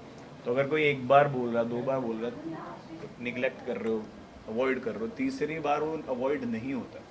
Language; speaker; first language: Hindi; native; Hindi